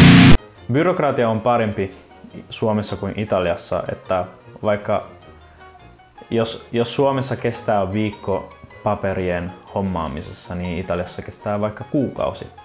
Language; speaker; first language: Finnish; non-native, fluent; Italian